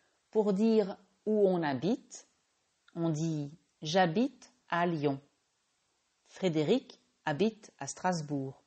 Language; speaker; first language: French; native; French